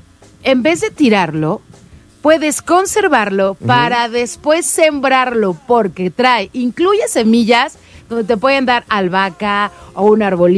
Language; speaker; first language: Spanish; native; Spanish